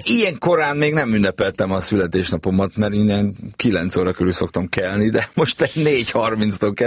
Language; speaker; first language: Hungarian; native; Hungarian